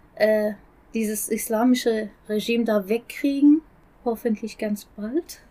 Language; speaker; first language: German; non-native, fluent; Persian